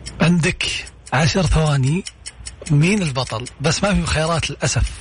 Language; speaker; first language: Arabic; native; Arabic